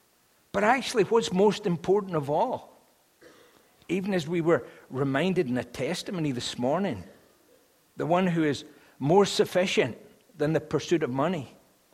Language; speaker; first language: English; native; English